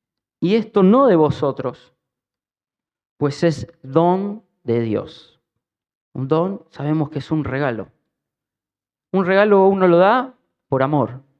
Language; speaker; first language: Spanish; native; Spanish